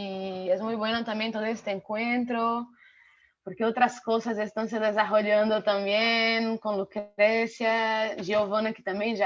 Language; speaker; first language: Spanish; non-native, fluent; Portuguese